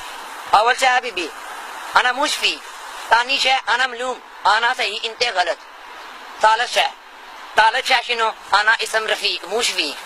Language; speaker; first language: Arabic; non-native, learner; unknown